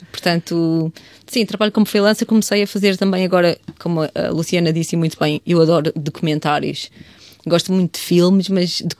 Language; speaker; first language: Portuguese; native; Portuguese